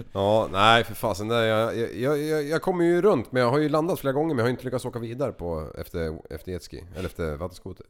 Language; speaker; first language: Swedish; native; Swedish